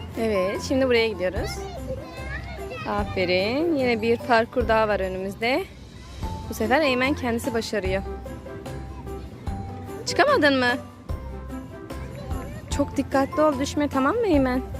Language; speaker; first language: Turkish; native; Turkish